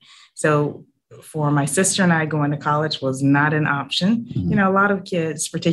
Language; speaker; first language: English; native; English